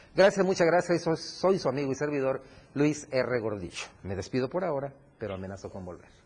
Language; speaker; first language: Spanish; native; Spanish